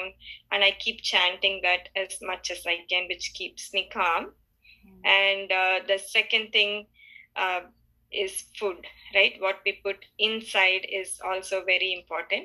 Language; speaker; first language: English; non-native, local second language; Tamil